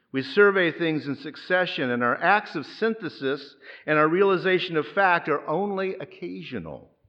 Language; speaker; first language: English; native; English